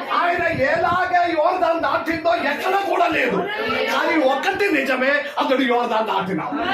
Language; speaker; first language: Telugu; non-native, local second language; Malayalam